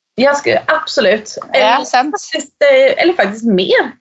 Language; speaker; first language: Swedish; native; Swedish